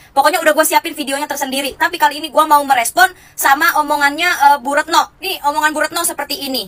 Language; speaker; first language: Indonesian; native; Indonesian